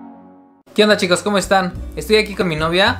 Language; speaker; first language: Spanish; native; Spanish